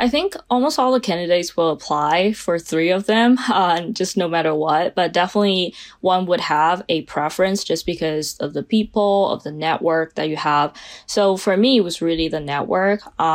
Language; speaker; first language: English; non-native, fluent; Chinese